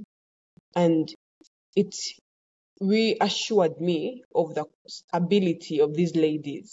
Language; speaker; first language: English; non-native, local second language; Ganda